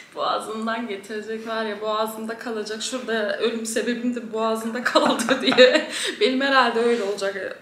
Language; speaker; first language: Turkish; early bilingual, heritage; Turkish